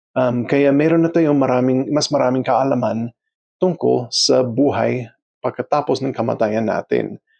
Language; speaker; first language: Filipino; non-native, fluent; English